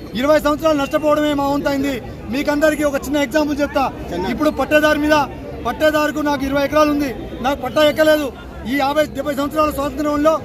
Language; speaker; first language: Telugu; non-native, local second language; Lambadi